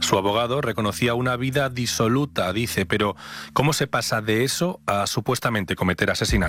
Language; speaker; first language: Spanish; native; Spanish